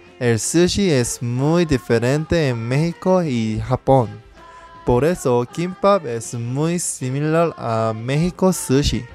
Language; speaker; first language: Spanish; non-native, learner; Korean